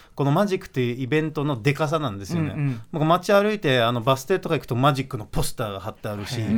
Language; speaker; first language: Japanese; non-native, fluent; Dutch